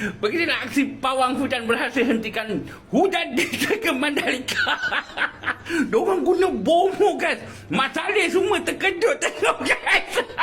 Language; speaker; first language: Malay; native; Malay